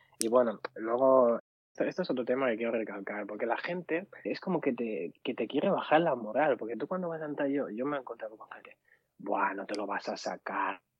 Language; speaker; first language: Spanish; early bilingual, other home language; Arabic